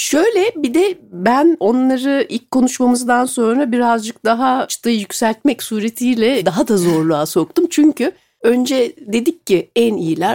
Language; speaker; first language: Turkish; native; Turkish